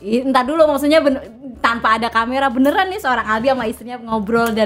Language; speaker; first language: Indonesian; native; Indonesian